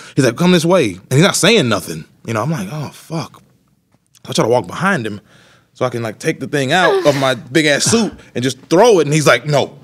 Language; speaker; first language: English; native; English